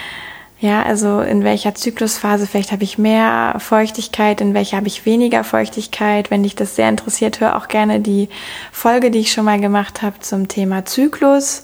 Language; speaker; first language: German; native; German